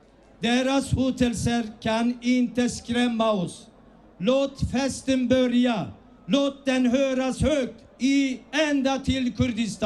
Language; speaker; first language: Swedish; early bilingual, other home language; Kurdish